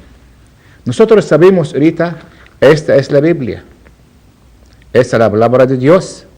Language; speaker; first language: Spanish; non-native, learner; Arabic